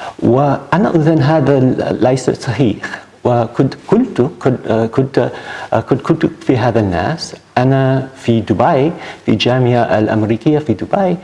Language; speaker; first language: Arabic; non-native, learner; English